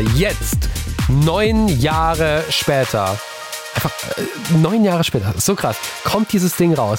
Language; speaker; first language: German; native; German